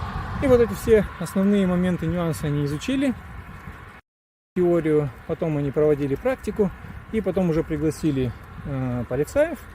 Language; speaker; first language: Russian; native; Russian